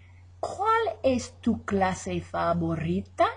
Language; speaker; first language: Spanish; non-native, fluent; English